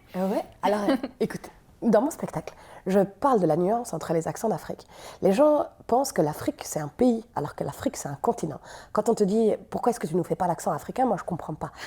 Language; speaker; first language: French; native; French